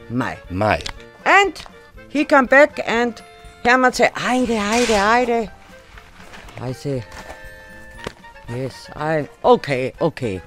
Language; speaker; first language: English; non-native, learner; German